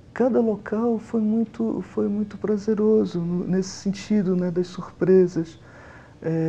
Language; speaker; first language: Portuguese; native; Portuguese